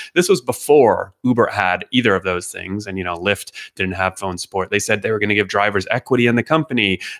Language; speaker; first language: English; native; English